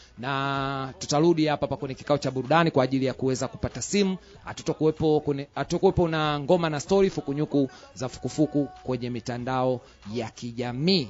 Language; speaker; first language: Swahili; non-native, local second language; Rundi